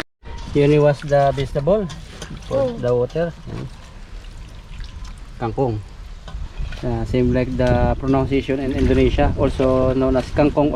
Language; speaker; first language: English; non-native, local second language; Filipino